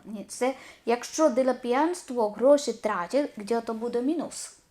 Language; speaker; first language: Ukrainian; non-native, learner; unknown